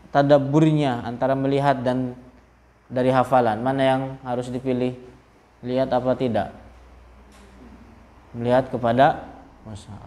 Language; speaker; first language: Indonesian; native; Indonesian